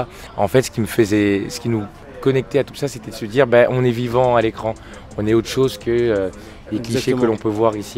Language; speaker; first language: French; native; French